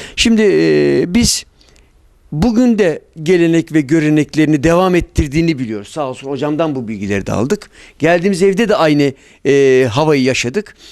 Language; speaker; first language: Turkish; native; Turkish